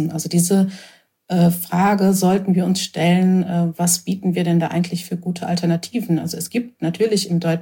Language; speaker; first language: German; native; German